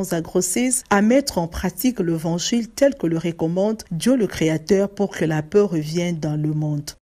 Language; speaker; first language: French; native; French